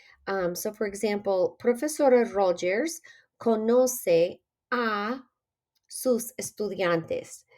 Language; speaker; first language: Spanish; non-native, fluent; English